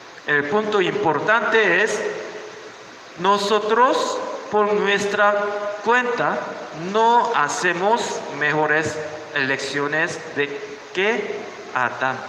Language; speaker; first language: Spanish; non-native, learner; Korean